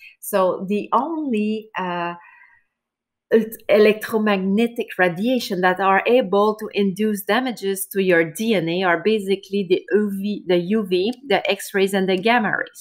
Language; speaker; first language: English; non-native, fluent; French